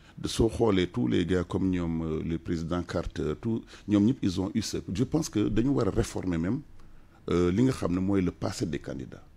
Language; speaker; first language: French; non-native, local second language; Wolof